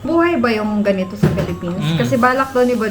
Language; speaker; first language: Filipino; native; Filipino